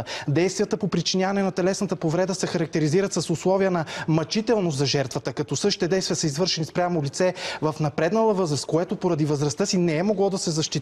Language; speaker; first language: Bulgarian; native; Bulgarian